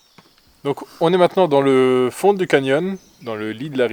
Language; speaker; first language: French; native; French